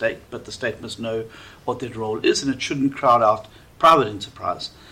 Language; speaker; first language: English; native; English